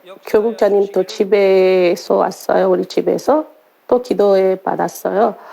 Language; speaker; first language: Korean; non-native, learner; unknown